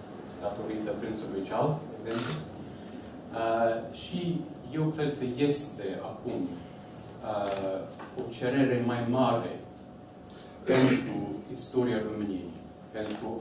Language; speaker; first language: Romanian; non-native, fluent; English